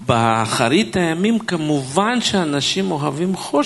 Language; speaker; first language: Hebrew; non-native, fluent; Russian